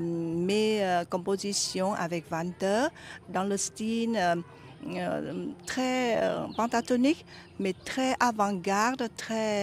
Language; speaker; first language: French; non-native, fluent; Vietnamese